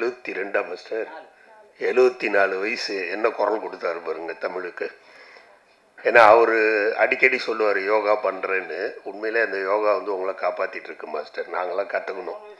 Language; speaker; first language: Tamil; native; Tamil